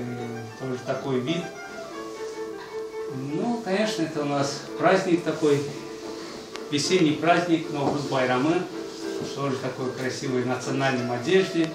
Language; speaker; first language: Russian; non-native, fluent; Azerbaijani